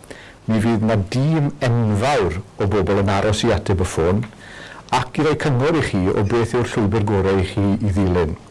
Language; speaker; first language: Welsh; native; Welsh